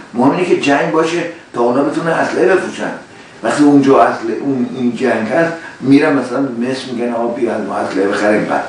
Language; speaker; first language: Persian; native; Persian